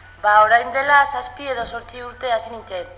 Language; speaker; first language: Basque; non-native, local second language; Spanish